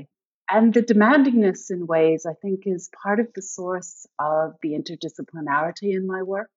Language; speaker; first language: English; native; English